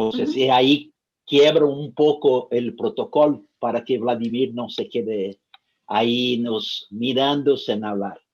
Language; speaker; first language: Spanish; non-native, fluent; Portuguese